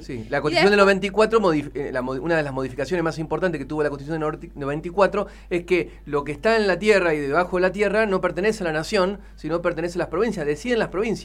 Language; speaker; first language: Spanish; native; Spanish